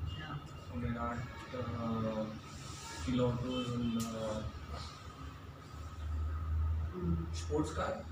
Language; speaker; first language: German; non-native, learner; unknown